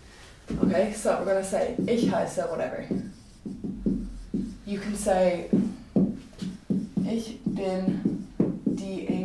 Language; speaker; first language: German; non-native, fluent; English